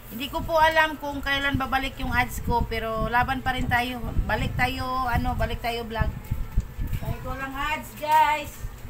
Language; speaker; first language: Filipino; non-native, local second language; Cebuano